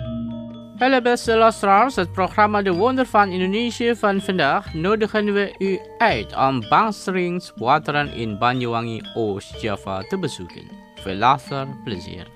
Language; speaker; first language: Dutch; non-native, fluent; Indonesian